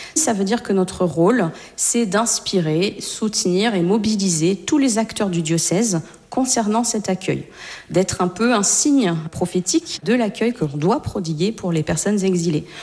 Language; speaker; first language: French; native; French